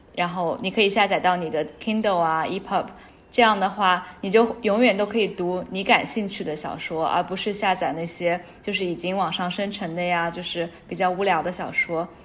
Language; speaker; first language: Chinese; native; Chinese